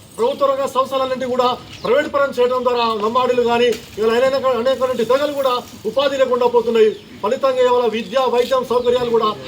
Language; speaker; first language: Telugu; non-native, local second language; Lambadi